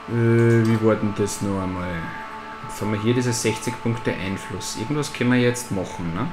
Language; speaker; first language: German; native; German